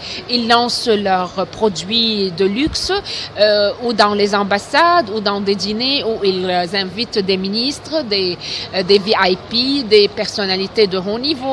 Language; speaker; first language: French; non-native, local second language; Arabic